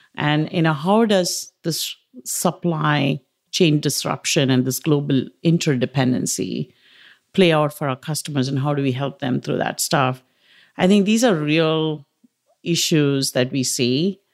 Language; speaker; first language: English; non-native, local second language; Tamil